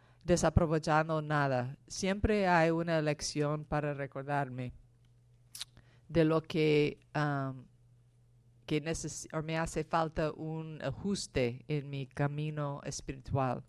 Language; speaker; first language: Spanish; non-native, fluent; English